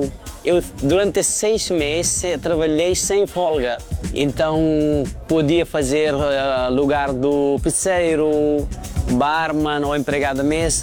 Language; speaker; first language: Portuguese; non-native, fluent; Nepali